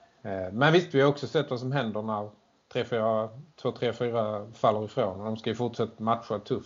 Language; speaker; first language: Swedish; native; Swedish